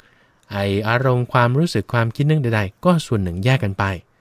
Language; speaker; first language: Thai; native; Thai